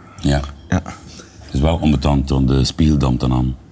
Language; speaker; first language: Dutch; native; Dutch